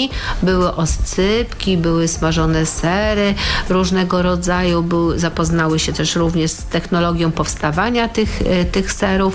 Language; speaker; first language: Polish; native; Polish